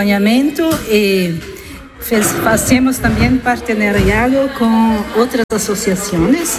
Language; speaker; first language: Spanish; non-native, learner; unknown